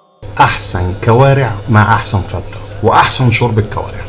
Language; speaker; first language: Arabic; native; Arabic